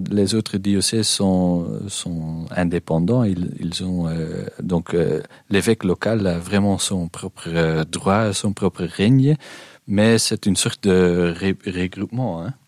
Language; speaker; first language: French; non-native, local second language; Dutch